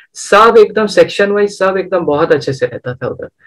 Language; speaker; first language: Hindi; non-native, local second language; Bangla